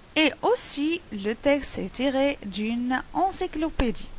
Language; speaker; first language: French; non-native, local second language; Arabic